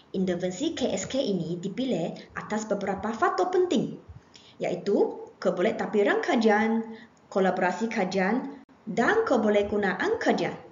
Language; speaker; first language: Malay; non-native, local second language; Chinese